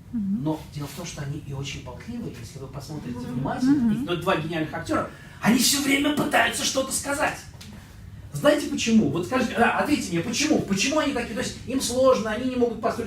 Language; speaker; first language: Russian; non-native, fluent; French